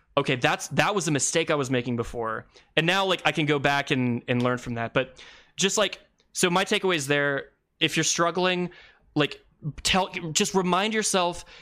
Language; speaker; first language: English; native; English